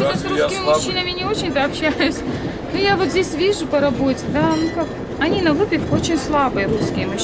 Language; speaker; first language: Russian; native; Russian